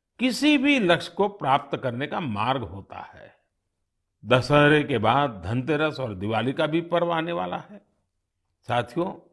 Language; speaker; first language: Hindi; non-native, local second language; Gujarati